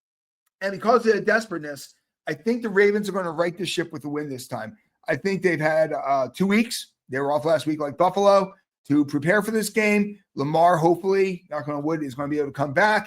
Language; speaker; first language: English; native; English